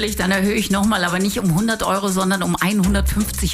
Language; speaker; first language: German; native; German